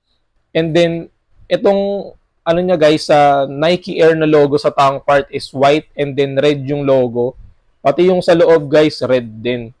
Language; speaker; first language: Filipino; native; Filipino